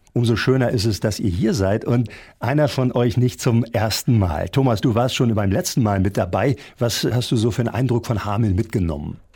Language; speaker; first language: German; native; German